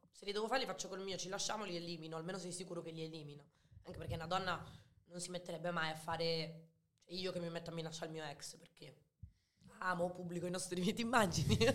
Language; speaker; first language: Italian; early bilingual, other home language; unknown